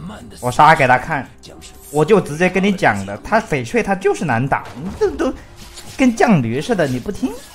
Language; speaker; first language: Chinese; native; Chinese